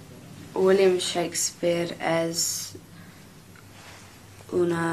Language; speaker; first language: Spanish; non-native, learner; English